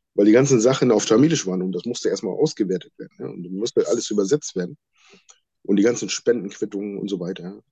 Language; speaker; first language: German; non-native, fluent; Sinhala